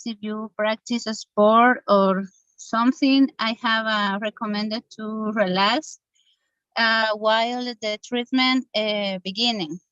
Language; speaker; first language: English; non-native, learner; Spanish